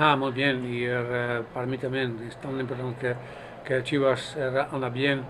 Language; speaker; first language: Spanish; non-native, fluent; Dutch